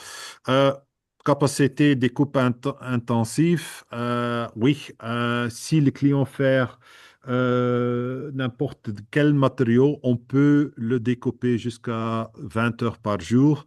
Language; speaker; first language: French; non-native, fluent; Dutch